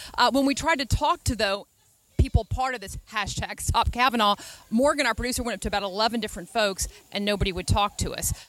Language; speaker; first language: English; native; English